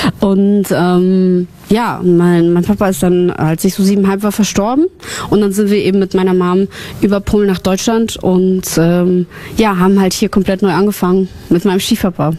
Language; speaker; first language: German; early bilingual, other home language; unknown